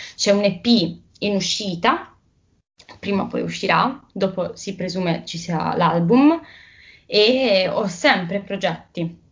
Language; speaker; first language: Italian; native; Italian